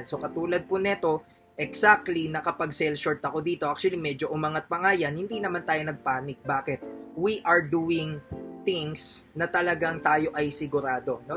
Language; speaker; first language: Filipino; native; Filipino